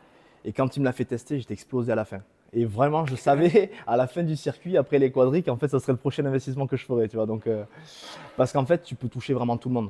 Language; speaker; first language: French; native; French